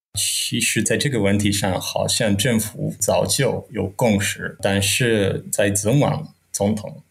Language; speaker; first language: Chinese; non-native, fluent; Czech